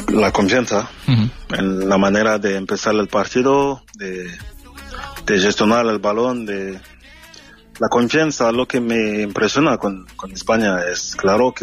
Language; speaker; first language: Spanish; non-native, fluent; French